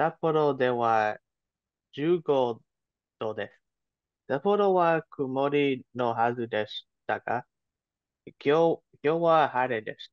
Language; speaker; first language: Japanese; non-native, learner; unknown